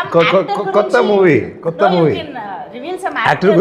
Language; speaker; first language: Telugu; non-native, learner; Kannada